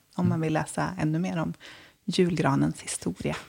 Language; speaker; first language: Swedish; native; Swedish